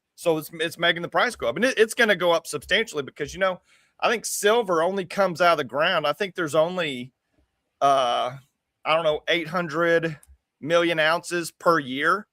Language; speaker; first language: English; native; English